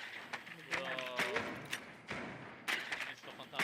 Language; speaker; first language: Swedish; native; Swedish